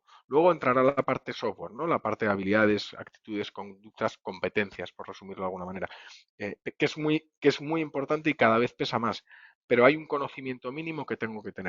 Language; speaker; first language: Spanish; native; Spanish